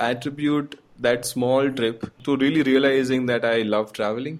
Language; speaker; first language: English; non-native, local second language; Gujarati